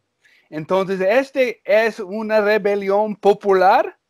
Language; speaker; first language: Spanish; early bilingual, heritage; English